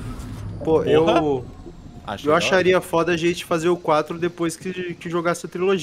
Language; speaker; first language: Portuguese; native; Portuguese